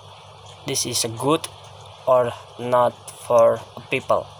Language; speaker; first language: English; non-native, learner; Indonesian